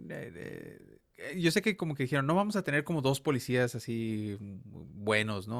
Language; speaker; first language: Spanish; early bilingual, heritage; Spanish